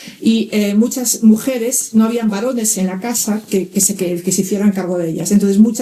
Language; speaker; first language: Spanish; native; Spanish